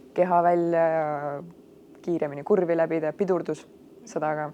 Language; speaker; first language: Estonian; non-native, local second language; Russian